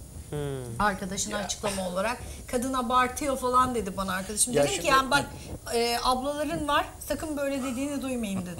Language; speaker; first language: Turkish; native; Turkish